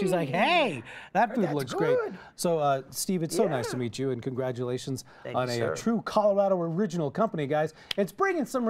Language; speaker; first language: English; native; English